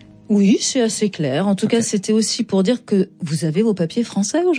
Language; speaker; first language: French; native; French